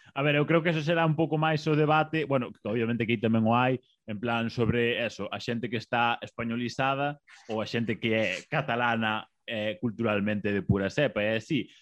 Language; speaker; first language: Galician; non-native, local second language; Spanish